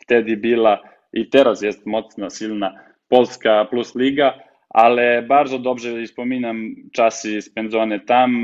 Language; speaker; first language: Polish; non-native, fluent; Serbian